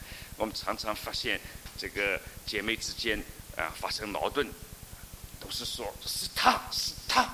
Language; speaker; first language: Chinese; native; Chinese